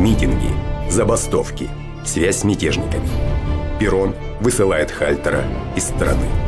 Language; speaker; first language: Russian; native; Russian